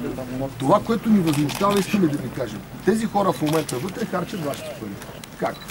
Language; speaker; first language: Bulgarian; native; Bulgarian